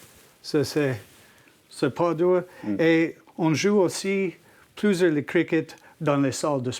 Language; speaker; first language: French; non-native, learner; English